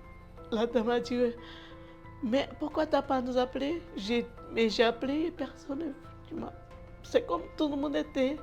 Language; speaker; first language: French; non-native, learner; Portuguese